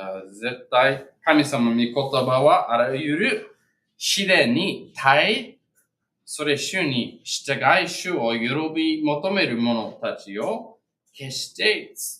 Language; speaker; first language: Japanese; non-native, fluent; English